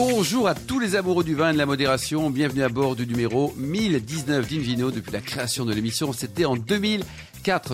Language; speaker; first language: French; native; French